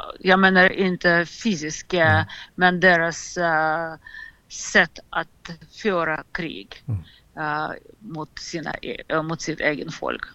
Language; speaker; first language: Swedish; non-native, fluent; Russian